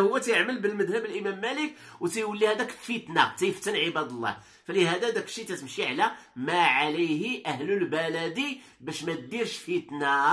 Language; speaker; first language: Arabic; native; Arabic